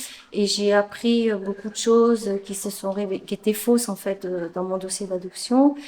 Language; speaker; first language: French; native; French